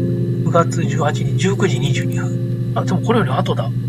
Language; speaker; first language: Japanese; native; Japanese